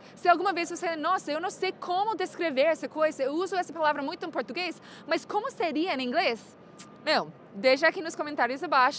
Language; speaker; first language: Portuguese; non-native, fluent; English